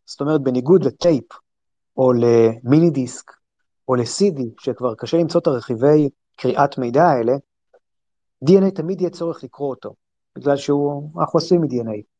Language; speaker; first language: Hebrew; native; Hebrew